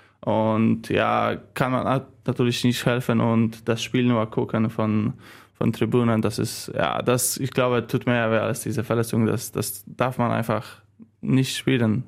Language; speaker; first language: German; non-native, learner; Polish